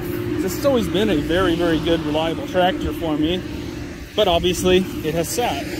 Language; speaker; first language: English; native; English